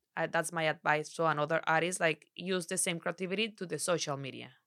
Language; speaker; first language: English; non-native, learner; Spanish